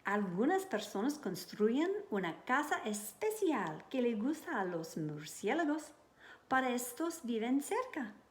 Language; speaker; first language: Spanish; non-native, learner; English